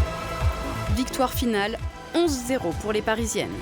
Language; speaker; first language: French; native; French